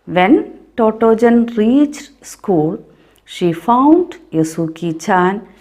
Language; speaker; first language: English; non-native, local second language; Malayalam